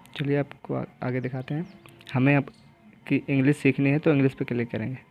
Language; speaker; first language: Hindi; native; Hindi